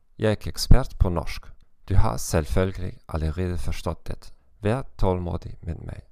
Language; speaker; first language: Norwegian; non-native, learner; German